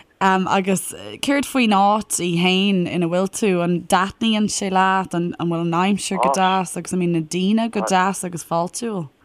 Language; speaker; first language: Irish; native; Irish